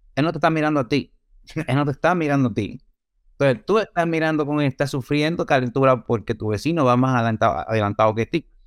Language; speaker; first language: Spanish; native; Spanish